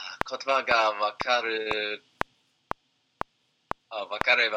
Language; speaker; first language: Japanese; non-native, learner; English